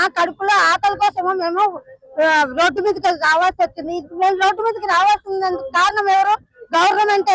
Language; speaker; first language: Telugu; native; Telugu